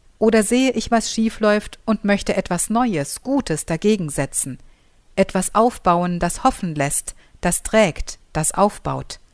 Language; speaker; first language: German; native; German